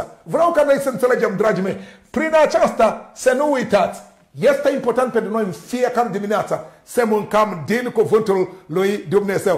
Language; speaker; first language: Romanian; non-native, learner; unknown